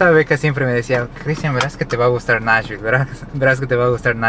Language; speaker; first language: Spanish; native; Spanish